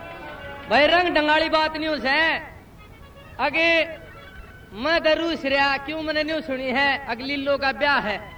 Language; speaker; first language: Hindi; non-native, local second language; Haryanvi